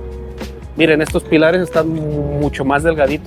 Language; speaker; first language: Spanish; native; Spanish